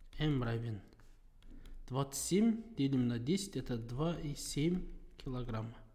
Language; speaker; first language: Russian; non-native, local second language; Kazakh